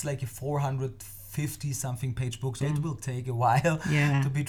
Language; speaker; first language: English; non-native, fluent; German